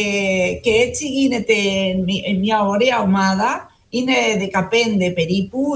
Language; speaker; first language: Greek; non-native, fluent; Spanish